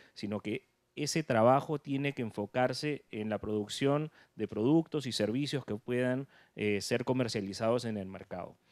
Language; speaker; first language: Spanish; native; Spanish